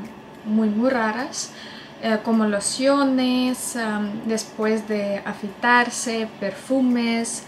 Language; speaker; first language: Spanish; non-native, fluent; Russian